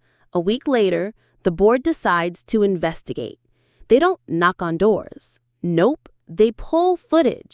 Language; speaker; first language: English; native; English